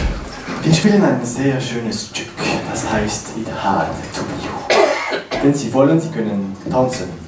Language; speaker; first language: German; non-native, learner; French